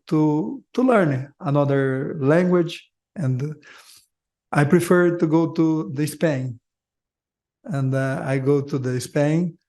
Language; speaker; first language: English; non-native, learner; Portuguese